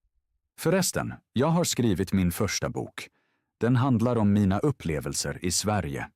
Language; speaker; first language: Swedish; non-native, fluent; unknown